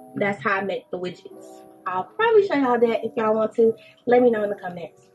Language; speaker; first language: English; native; English